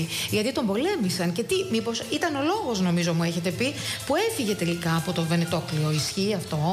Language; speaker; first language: Greek; native; Greek